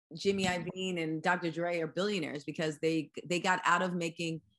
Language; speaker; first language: English; native; English